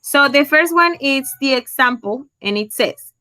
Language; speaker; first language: English; non-native, fluent; Spanish